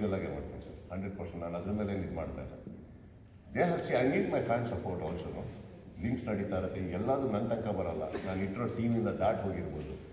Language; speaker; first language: Kannada; native; Kannada